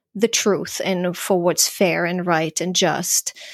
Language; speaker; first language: English; non-native, fluent; Croatian